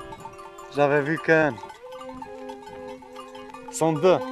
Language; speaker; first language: French; non-native, fluent; Albanian